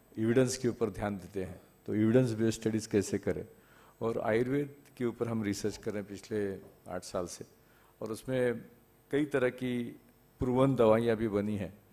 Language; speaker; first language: Hindi; non-native, local second language; Marathi